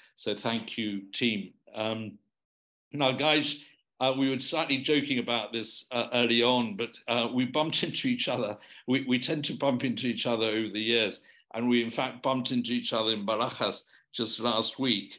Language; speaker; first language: English; native; English